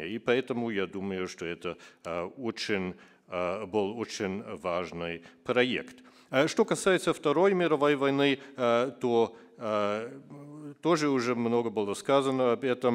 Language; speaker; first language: Russian; non-native, fluent; German